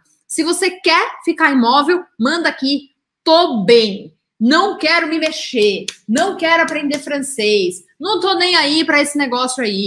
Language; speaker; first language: Portuguese; native; Portuguese